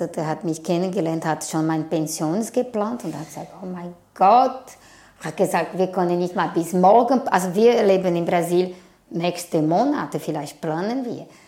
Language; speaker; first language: German; non-native, fluent; Portuguese